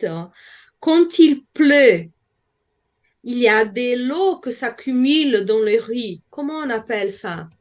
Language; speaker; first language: French; non-native, fluent; Portuguese